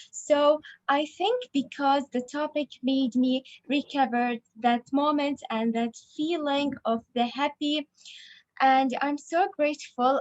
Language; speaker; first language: English; non-native, learner; Arabic